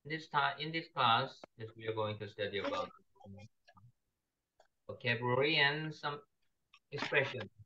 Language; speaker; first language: English; non-native, learner; Korean